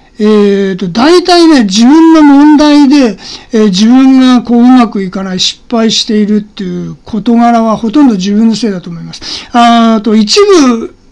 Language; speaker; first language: Japanese; native; Japanese